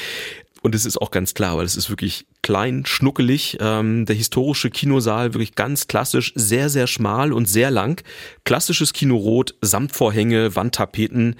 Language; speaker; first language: German; native; German